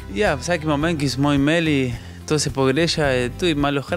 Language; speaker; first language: Slovenian; non-native, learner; Spanish